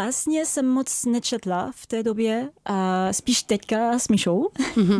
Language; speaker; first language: Czech; non-native, fluent; French